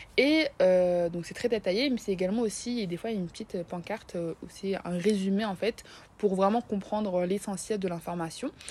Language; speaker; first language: French; native; French